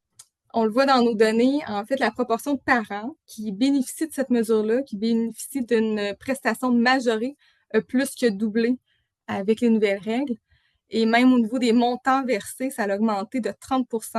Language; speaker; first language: French; native; French